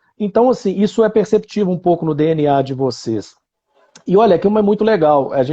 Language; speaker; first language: Portuguese; native; Portuguese